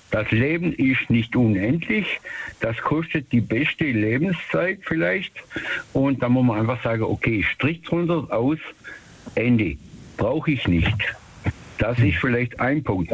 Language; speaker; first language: German; native; German